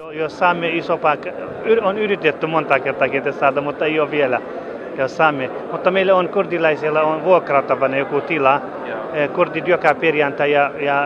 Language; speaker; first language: Finnish; non-native, learner; Kurdish